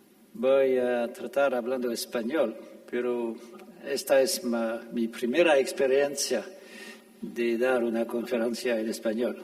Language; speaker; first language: Spanish; non-native, fluent; French